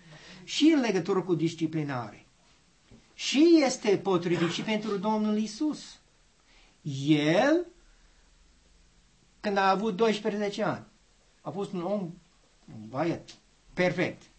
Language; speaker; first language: Romanian; non-native, learner; English